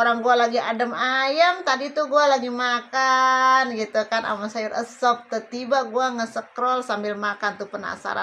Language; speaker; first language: Indonesian; native; Indonesian